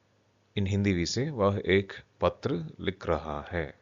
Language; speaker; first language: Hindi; non-native, local second language; Kannada